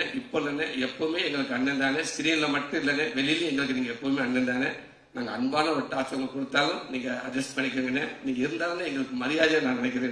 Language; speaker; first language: Tamil; native; Tamil